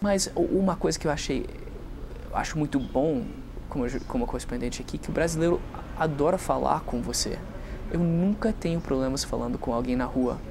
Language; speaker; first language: Portuguese; non-native, fluent; English